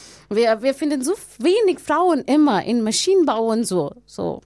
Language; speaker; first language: German; non-native, learner; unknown